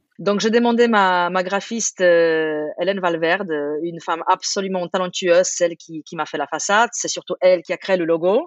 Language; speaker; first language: French; non-native, fluent; Polish